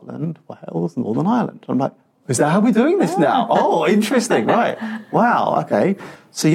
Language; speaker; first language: English; non-native, local second language; Punjabi